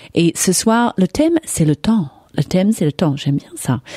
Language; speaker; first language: French; non-native, fluent; English